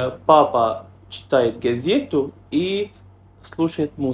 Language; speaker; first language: Russian; non-native, fluent; Arabic